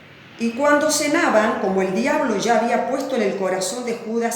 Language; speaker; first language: Spanish; native; Spanish